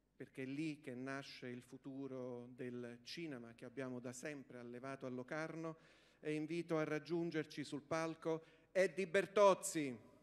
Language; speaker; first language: Italian; native; Italian